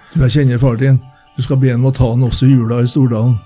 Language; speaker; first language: Norwegian; native; Norwegian